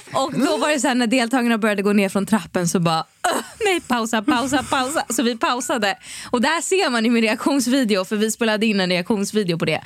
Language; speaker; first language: Swedish; native; Swedish